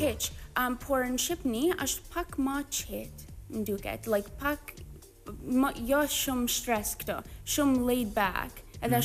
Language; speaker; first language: Albanian; early bilingual, heritage; English